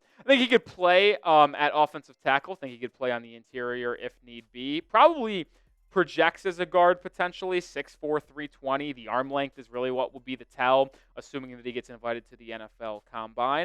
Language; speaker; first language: English; native; English